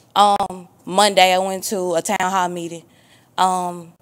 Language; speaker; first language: English; native; English